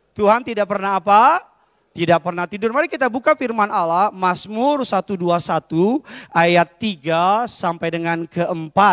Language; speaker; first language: Indonesian; native; Indonesian